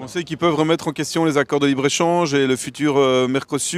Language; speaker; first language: French; native; French